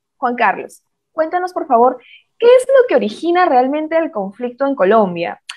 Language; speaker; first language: Spanish; native; Spanish